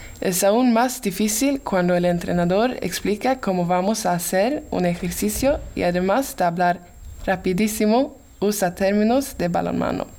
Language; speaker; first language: Spanish; non-native, learner; Swedish